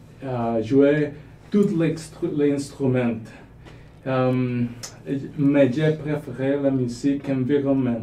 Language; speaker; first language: French; non-native, learner; Spanish